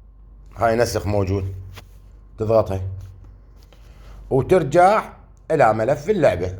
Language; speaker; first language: Arabic; native; Arabic